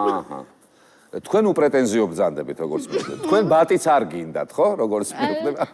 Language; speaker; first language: Georgian; native; Georgian